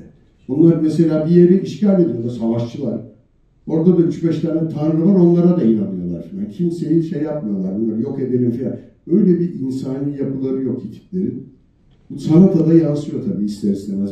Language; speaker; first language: Turkish; native; Turkish